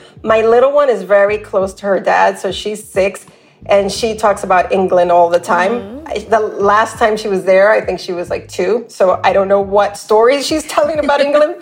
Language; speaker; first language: English; native; English